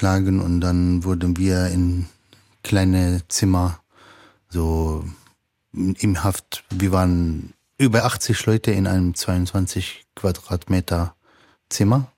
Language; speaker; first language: German; non-native, fluent; Arabic